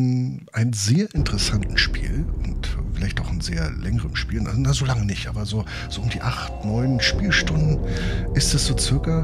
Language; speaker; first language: German; native; German